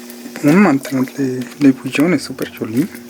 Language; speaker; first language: French; non-native, fluent; Spanish